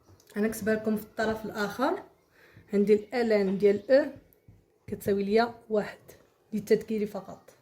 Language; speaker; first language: Arabic; native; Arabic